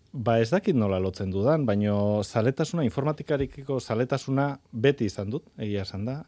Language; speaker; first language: Basque; non-native, local second language; Spanish